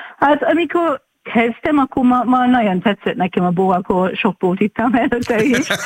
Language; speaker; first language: Hungarian; non-native, learner; English